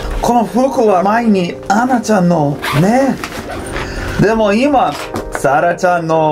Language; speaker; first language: Japanese; non-native, learner; English